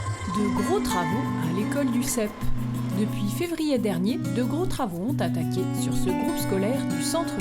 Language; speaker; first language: French; native; French